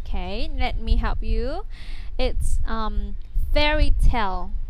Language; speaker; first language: English; non-native, fluent; Vietnamese